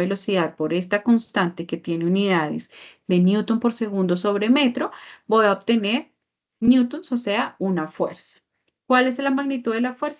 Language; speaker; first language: Spanish; native; Spanish